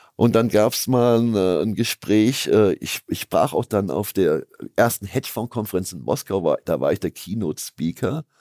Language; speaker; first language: German; native; German